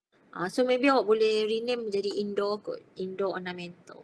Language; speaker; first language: Malay; native; Malay